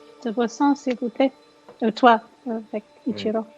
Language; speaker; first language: French; non-native, fluent; English